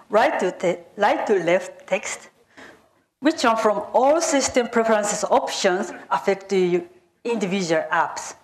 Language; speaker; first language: English; non-native, fluent; Japanese